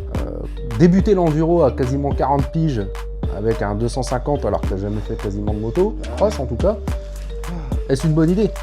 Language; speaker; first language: French; native; French